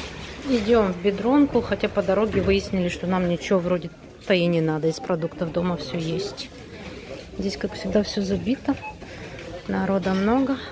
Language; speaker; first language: Russian; native; Russian